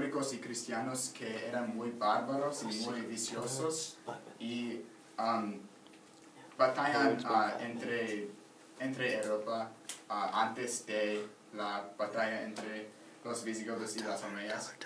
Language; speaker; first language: Spanish; non-native, learner; English